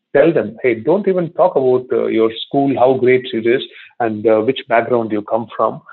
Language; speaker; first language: English; non-native, local second language; Tamil